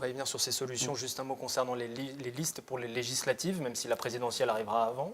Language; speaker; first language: French; native; French